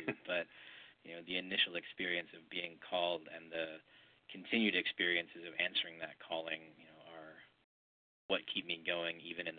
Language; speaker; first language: English; native; English